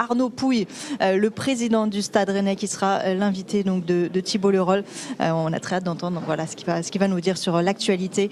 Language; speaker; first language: French; native; French